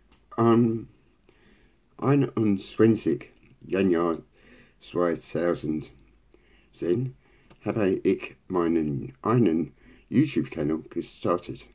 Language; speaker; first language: German; non-native, learner; English